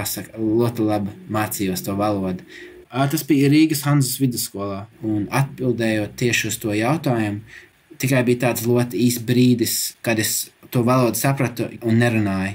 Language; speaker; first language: Latvian; early bilingual, heritage; English